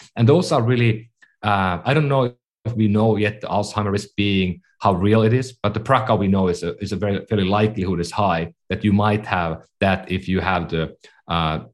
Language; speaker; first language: English; non-native, fluent; Finnish